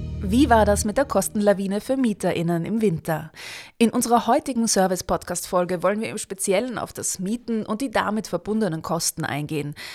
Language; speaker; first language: German; native; German